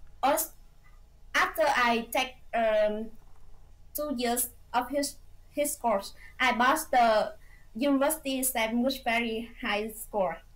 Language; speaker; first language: English; non-native, fluent; Vietnamese